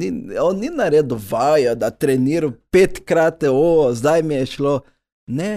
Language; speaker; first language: Slovenian; early bilingual, other home language; Portuguese